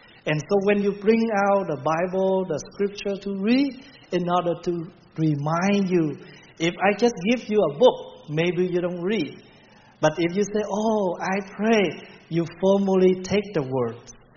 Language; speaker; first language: English; non-native, fluent; Vietnamese